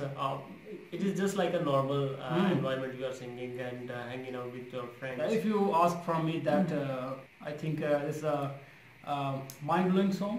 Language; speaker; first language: English; non-native, local second language; Urdu